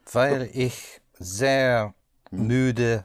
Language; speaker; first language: German; non-native, learner; English